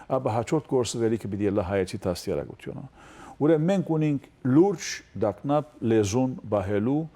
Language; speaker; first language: Armenian; early bilingual, heritage; Armenian